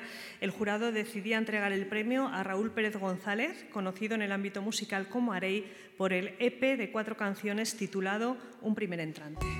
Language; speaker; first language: Spanish; native; Spanish